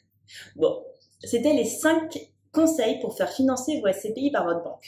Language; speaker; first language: French; native; French